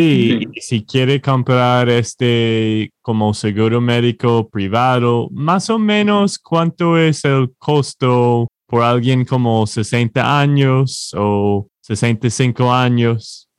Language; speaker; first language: Spanish; non-native, fluent; English